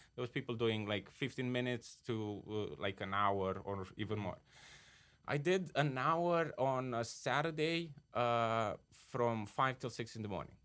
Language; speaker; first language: English; non-native, fluent; Romanian